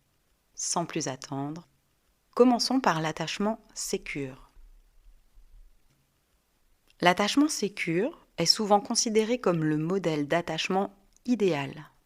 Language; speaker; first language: French; native; French